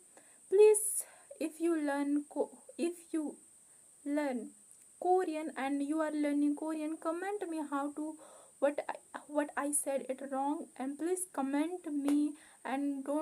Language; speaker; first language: English; non-native, local second language; Hindi